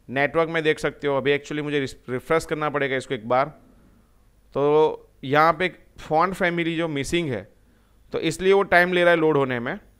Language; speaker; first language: Hindi; non-native, local second language; Gujarati